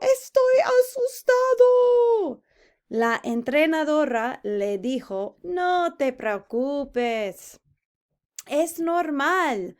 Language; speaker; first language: Spanish; non-native, fluent; English